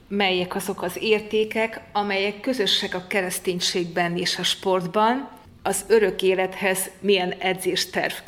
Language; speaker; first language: Hungarian; native; Hungarian